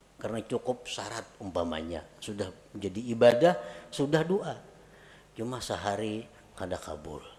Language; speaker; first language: Indonesian; non-native, local second language; Banjar